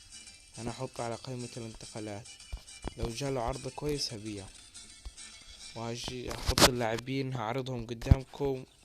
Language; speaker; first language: Arabic; native; Arabic